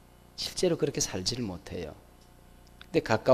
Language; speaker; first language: Korean; native; Korean